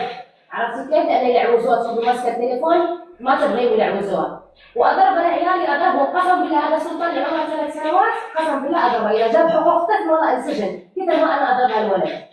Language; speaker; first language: Arabic; non-native, local second language; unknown